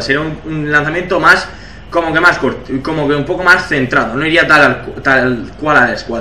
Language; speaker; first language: Spanish; native; Spanish